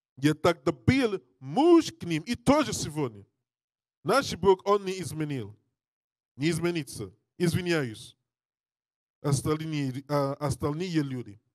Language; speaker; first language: Russian; non-native, learner; English